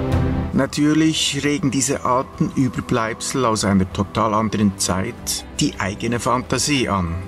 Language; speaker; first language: German; native; German